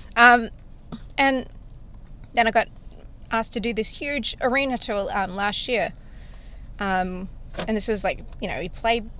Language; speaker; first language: English; native; English